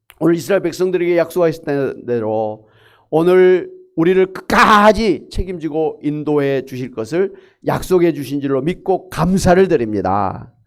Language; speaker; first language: Korean; native; Korean